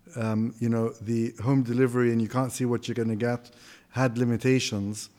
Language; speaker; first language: English; non-native, fluent; Arabic